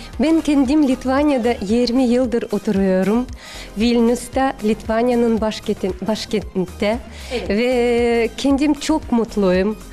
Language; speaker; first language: Turkish; non-native, fluent; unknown